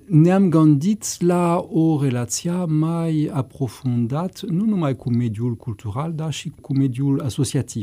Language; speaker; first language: Romanian; non-native, fluent; French